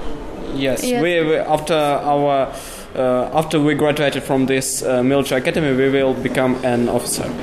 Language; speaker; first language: English; non-native, learner; Ukrainian